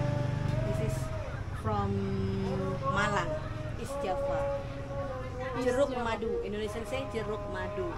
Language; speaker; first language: English; non-native, learner; Indonesian